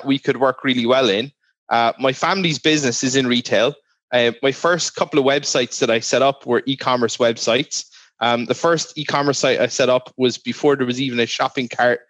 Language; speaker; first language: English; native; English